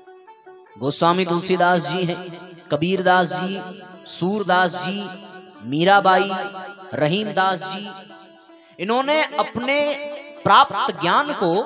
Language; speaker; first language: Hindi; native; Hindi